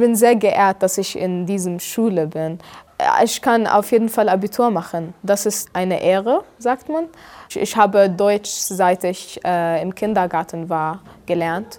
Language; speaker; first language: German; non-native, fluent; Arabic